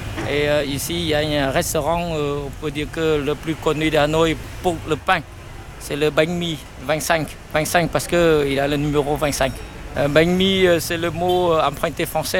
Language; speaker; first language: French; non-native, fluent; Vietnamese